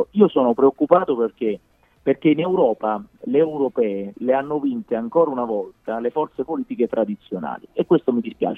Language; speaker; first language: Italian; native; Italian